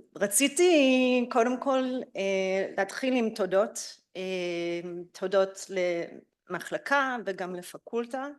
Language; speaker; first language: Hebrew; non-native, fluent; English